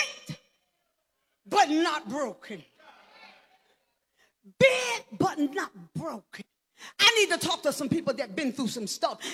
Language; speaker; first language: English; native; English